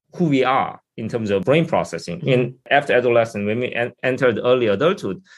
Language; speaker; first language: English; non-native, fluent; Korean